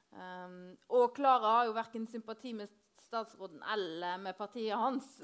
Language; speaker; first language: Norwegian; native; Norwegian